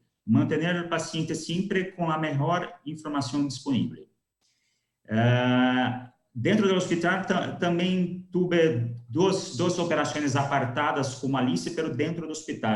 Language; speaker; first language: Spanish; non-native, learner; Portuguese